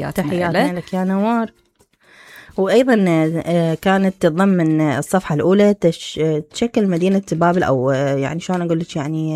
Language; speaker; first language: Arabic; native; Arabic